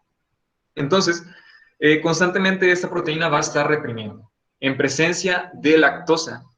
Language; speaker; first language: Spanish; native; Spanish